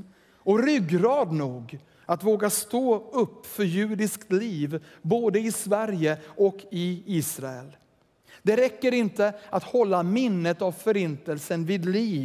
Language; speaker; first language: Swedish; native; Swedish